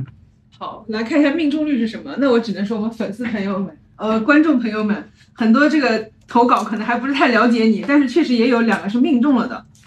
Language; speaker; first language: Chinese; native; Chinese